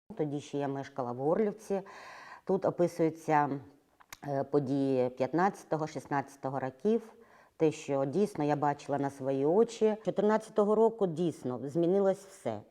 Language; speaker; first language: Ukrainian; non-native, local second language; Russian